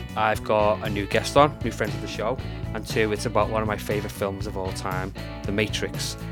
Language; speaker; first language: English; native; English